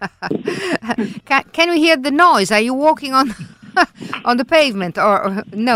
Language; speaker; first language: English; non-native, fluent; Italian